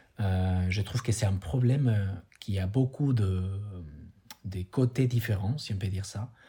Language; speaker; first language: French; non-native, fluent; Spanish